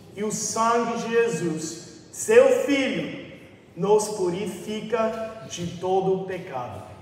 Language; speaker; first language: Portuguese; non-native, fluent; English